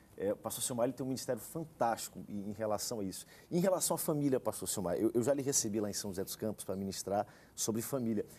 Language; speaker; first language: Portuguese; native; Portuguese